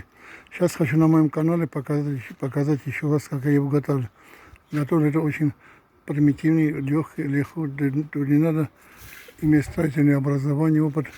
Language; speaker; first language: Russian; non-native, fluent; Armenian